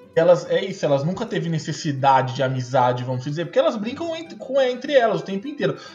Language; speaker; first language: Portuguese; native; Portuguese